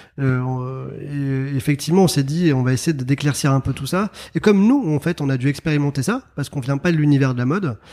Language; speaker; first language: French; early bilingual, other home language; Arabic